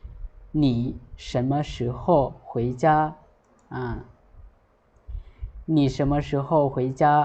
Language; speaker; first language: Chinese; non-native, fluent; Lao